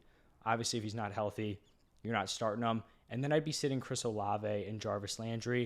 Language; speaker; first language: English; native; English